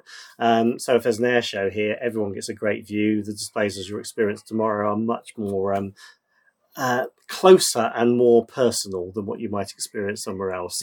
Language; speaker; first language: English; native; English